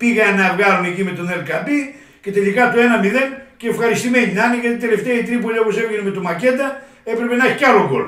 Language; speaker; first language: Greek; native; Greek